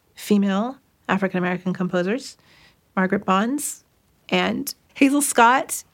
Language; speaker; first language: English; native; English